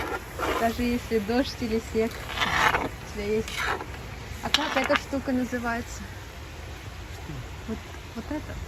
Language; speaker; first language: Russian; early bilingual, heritage; Russian